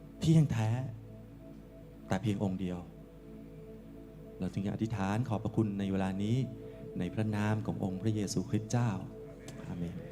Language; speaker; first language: Thai; native; Thai